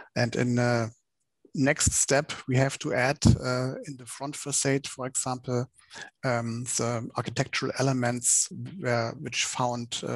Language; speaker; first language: English; non-native, fluent; German